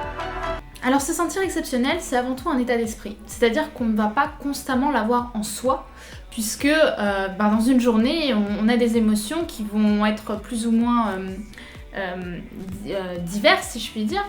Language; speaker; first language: French; native; French